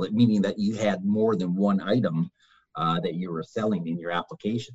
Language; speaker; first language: English; native; English